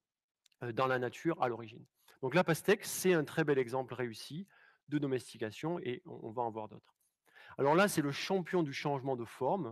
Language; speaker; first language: French; native; French